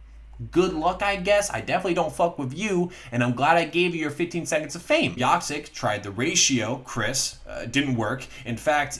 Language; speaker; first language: English; native; English